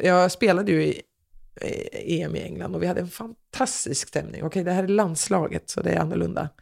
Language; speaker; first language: Swedish; native; Swedish